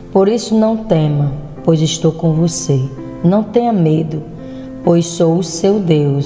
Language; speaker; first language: Portuguese; native; Portuguese